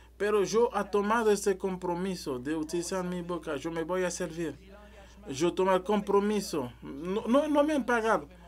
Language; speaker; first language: Spanish; non-native, learner; French